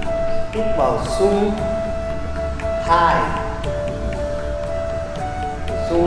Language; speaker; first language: Vietnamese; non-native, learner; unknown